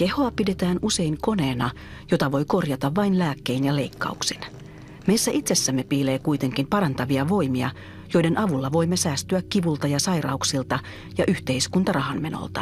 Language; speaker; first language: Finnish; native; Finnish